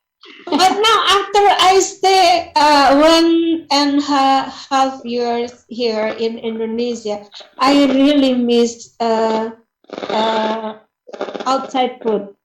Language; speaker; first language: English; non-native, learner; Indonesian